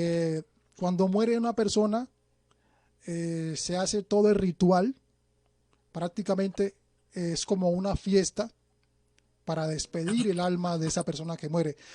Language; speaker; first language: Spanish; native; Spanish